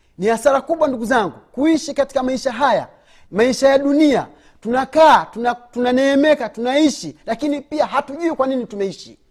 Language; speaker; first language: Swahili; native; Swahili